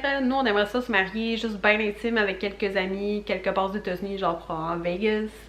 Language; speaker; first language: French; native; French